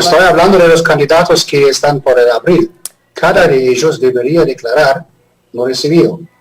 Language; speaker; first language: Spanish; non-native, fluent; German